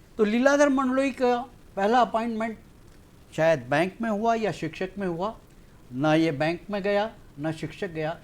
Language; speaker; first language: Hindi; native; Hindi